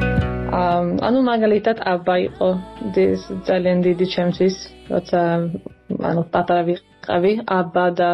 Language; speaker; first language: Georgian; early bilingual, heritage; Swedish